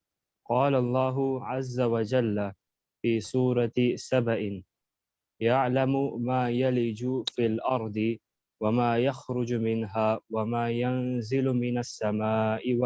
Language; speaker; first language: Arabic; non-native, learner; English